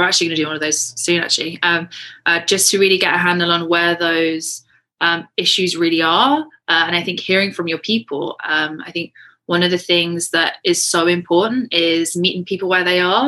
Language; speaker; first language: English; native; English